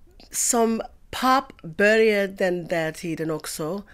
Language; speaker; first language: Swedish; non-native, learner; English